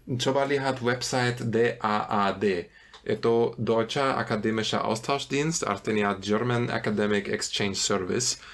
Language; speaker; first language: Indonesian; non-native, fluent; German